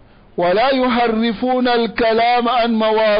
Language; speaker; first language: Arabic; non-native, fluent; Dyula